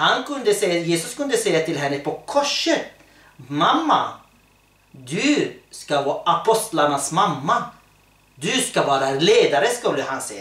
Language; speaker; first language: Swedish; early bilingual, other home language; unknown